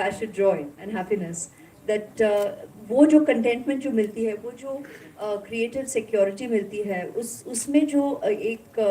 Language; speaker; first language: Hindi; non-native, local second language; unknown